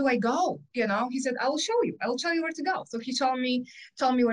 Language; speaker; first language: English; non-native, fluent; Polish